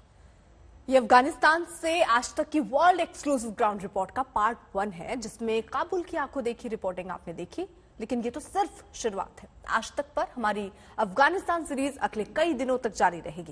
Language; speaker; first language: Hindi; native; Hindi